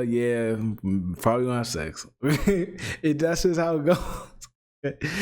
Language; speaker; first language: English; native; English